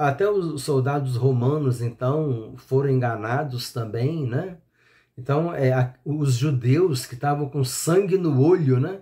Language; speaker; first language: Portuguese; native; Portuguese